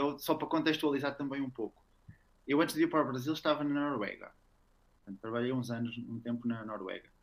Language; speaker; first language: Portuguese; native; Portuguese